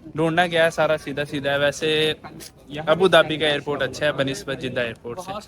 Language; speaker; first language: Urdu; non-native, local second language; Punjabi